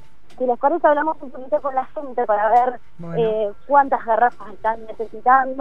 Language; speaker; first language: Spanish; native; Spanish